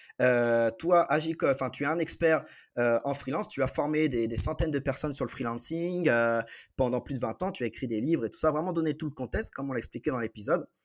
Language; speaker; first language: French; native; French